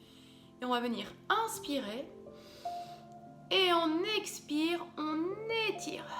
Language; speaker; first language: French; native; French